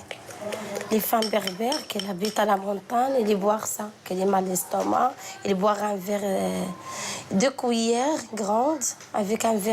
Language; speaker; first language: French; non-native, learner; Arabic